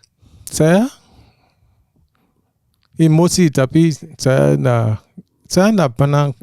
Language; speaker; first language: Indonesian; non-native, fluent; English